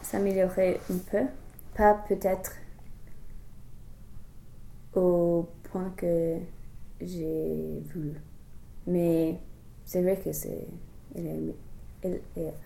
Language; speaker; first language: French; non-native, fluent; English